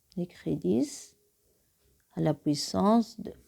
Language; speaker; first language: French; non-native, local second language; Arabic